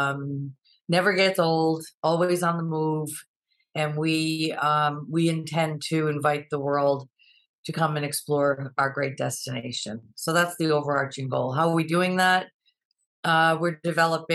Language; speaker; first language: English; native; English